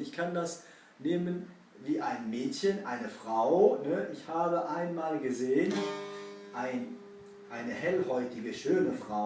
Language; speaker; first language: German; non-native, fluent; Kurdish